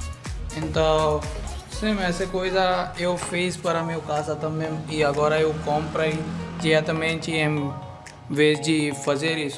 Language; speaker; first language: Portuguese; non-native, learner; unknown